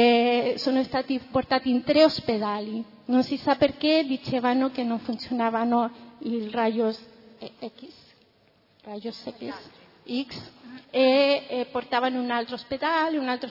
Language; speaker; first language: Italian; non-native, fluent; Spanish